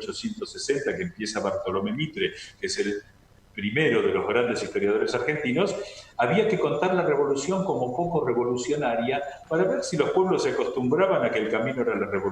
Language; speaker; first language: Spanish; native; Spanish